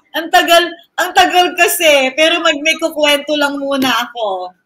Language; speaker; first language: Filipino; native; Filipino